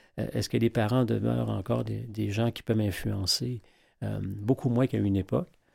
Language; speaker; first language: French; native; French